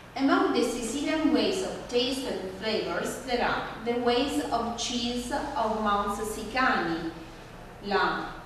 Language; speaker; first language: English; non-native, fluent; Italian